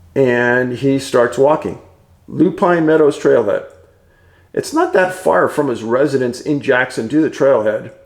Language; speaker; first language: English; native; English